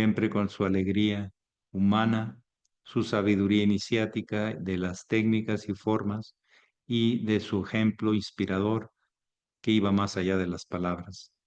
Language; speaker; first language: Spanish; native; Spanish